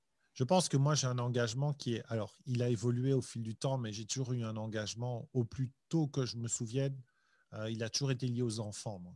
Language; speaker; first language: French; native; French